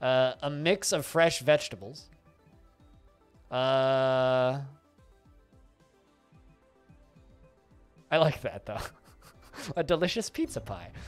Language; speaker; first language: English; native; English